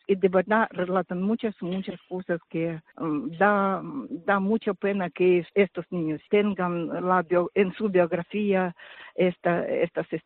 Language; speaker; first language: Spanish; non-native, fluent; Ukrainian